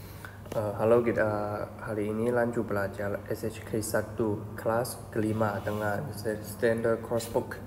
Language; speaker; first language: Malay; non-native, fluent; Chinese